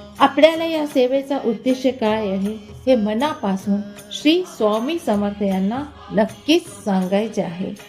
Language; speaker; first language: Marathi; non-native, local second language; Hindi